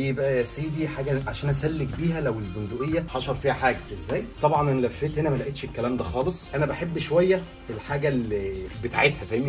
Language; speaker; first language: Arabic; native; Arabic